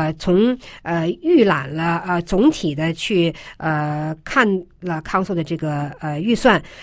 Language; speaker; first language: Chinese; native; Chinese